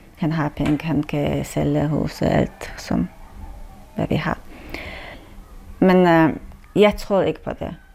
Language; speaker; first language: Danish; non-native, learner; Chechen